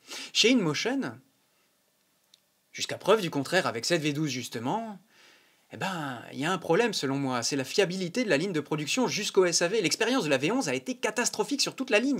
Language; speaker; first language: French; native; French